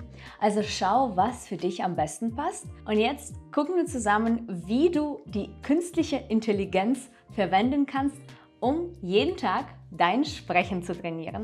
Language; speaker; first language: German; non-native, fluent; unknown